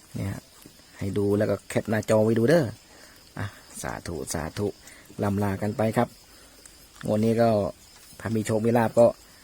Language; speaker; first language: Thai; native; Thai